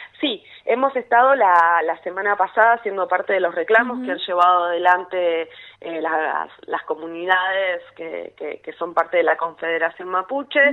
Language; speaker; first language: Spanish; native; Spanish